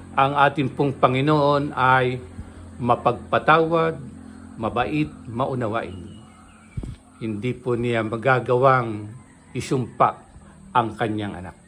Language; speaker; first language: Filipino; native; Filipino